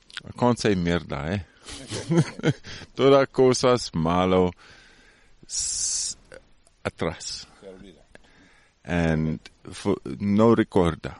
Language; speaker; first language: Spanish; non-native, learner; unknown